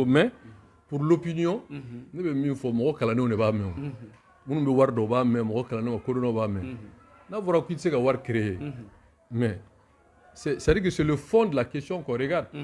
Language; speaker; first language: French; non-native, local second language; Bambara